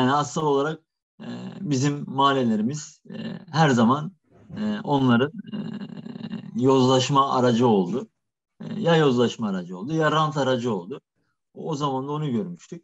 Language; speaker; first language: Turkish; native; Turkish